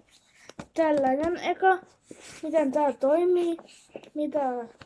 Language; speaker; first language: Finnish; non-native, learner; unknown